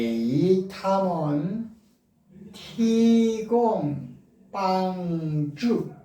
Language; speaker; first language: Chinese; non-native, learner; Korean